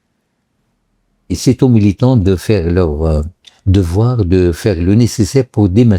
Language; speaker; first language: French; non-native, local second language; Arabic